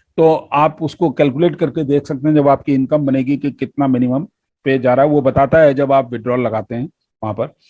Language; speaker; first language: Hindi; native; Hindi